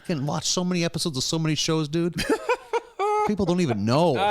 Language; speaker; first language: English; native; English